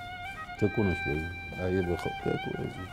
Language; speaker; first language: Greek; non-native, learner; Persian